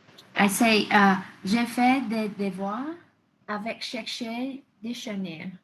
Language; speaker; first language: French; non-native, learner; Vietnamese